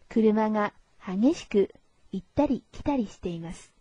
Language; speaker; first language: Japanese; non-native, fluent; Chinese